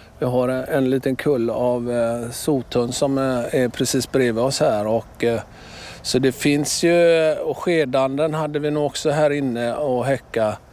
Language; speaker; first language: Swedish; native; Swedish